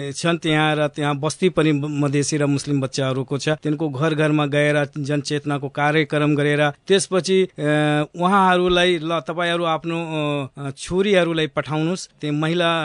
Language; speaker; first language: Nepali; non-native, local second language; Awadhi